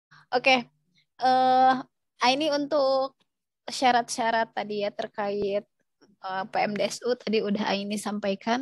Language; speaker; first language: Indonesian; native; Indonesian